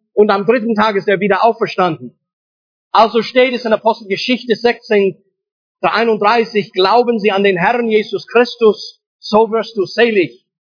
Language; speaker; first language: German; non-native, fluent; English